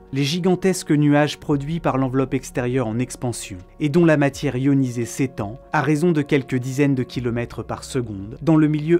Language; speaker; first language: French; native; French